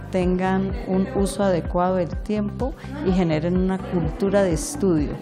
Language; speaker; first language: Spanish; non-native, fluent; French